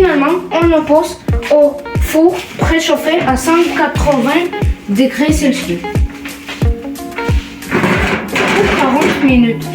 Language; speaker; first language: French; non-native, learner; Ukrainian